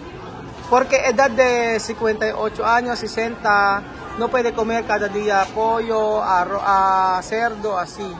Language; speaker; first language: Spanish; non-native, learner; Filipino